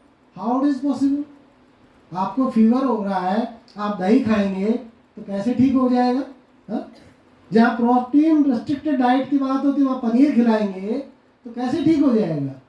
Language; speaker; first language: Hindi; native; Hindi